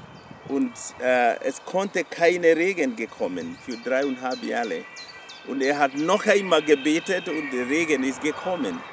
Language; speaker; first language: German; non-native, learner; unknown